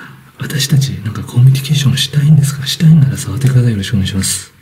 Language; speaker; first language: Japanese; non-native, learner; Chinese